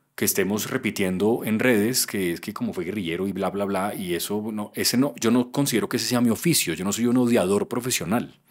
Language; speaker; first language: Spanish; native; Spanish